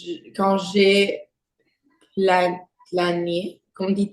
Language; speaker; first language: French; non-native, learner; English